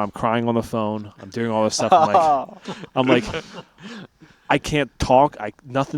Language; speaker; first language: English; native; English